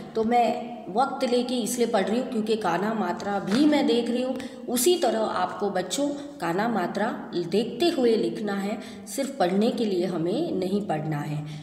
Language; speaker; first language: Hindi; non-native, local second language; Gujarati